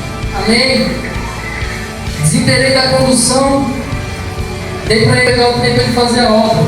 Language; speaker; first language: Portuguese; native; Portuguese